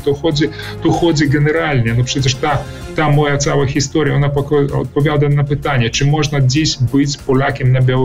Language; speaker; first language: Polish; early bilingual, heritage; Polish